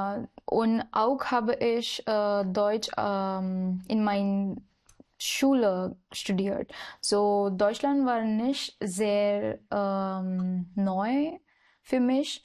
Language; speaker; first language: German; non-native, learner; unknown